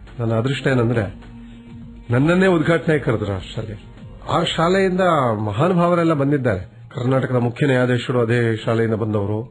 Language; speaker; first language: Kannada; native; Kannada